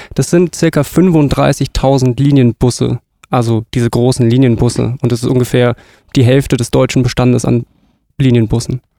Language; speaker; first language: German; native; German